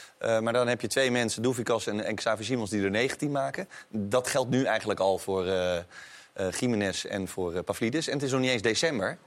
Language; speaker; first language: Dutch; native; Dutch